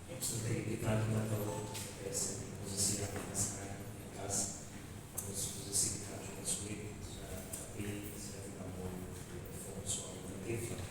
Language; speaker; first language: Indonesian; non-native, fluent; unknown